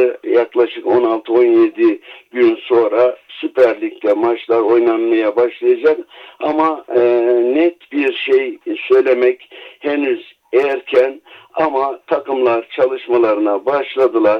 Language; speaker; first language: Turkish; native; Turkish